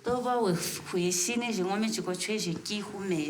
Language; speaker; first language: Chinese; non-native, local second language; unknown